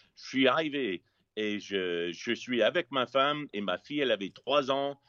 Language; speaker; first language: French; non-native, fluent; English